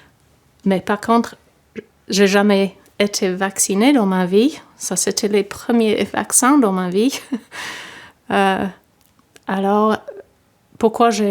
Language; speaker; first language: French; non-native, fluent; English